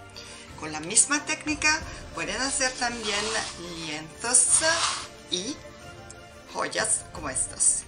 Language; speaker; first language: Spanish; non-native, learner; Italian